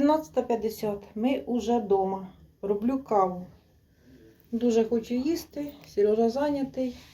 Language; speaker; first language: Ukrainian; native; Ukrainian